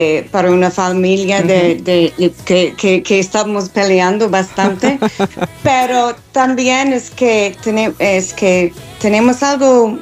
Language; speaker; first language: Spanish; non-native, fluent; English